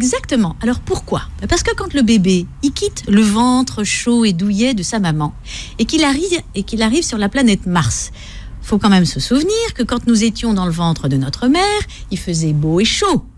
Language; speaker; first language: French; native; French